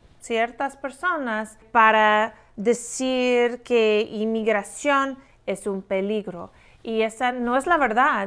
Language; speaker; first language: Spanish; non-native, fluent; English